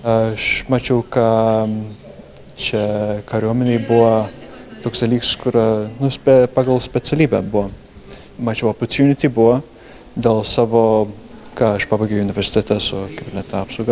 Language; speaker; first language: Lithuanian; early bilingual, heritage; Lithuanian